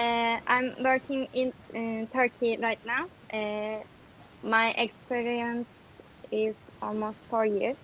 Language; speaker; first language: English; non-native, learner; Turkish